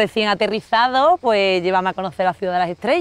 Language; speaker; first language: Spanish; native; Spanish